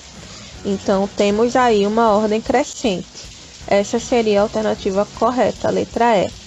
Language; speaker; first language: Portuguese; native; Portuguese